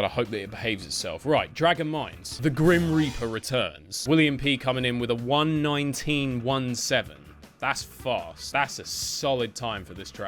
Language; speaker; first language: English; native; English